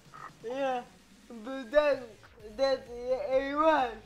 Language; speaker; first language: Dutch; early bilingual, other home language; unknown